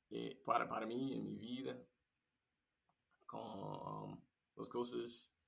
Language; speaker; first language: Spanish; non-native, learner; English